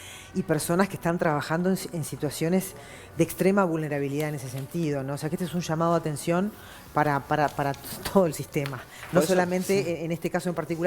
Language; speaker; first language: Spanish; native; Spanish